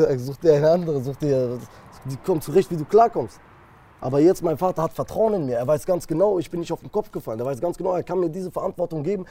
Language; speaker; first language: German; early bilingual, other home language; Kurdish